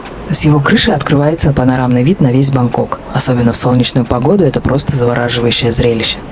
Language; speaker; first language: Russian; native; Russian